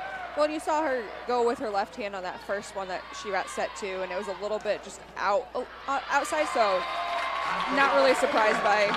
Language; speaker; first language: English; native; English